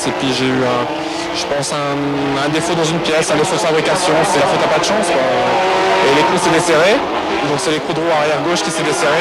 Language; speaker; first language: French; native; French